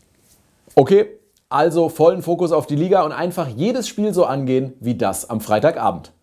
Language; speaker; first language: German; native; German